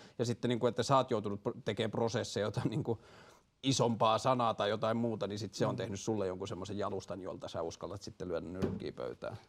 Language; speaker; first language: Finnish; native; Finnish